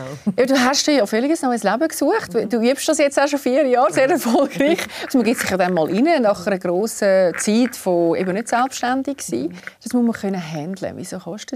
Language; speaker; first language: German; native; German